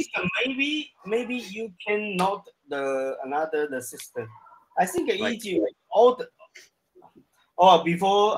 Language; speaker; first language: English; non-native, learner; Chinese